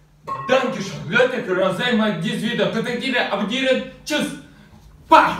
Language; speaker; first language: German; non-native, learner; Russian